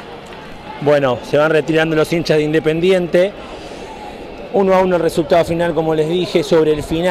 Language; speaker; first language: Spanish; native; Spanish